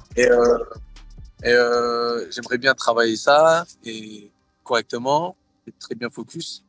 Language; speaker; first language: French; early bilingual, other home language; Thai